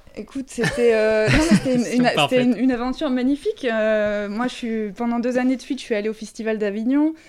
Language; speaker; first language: French; native; French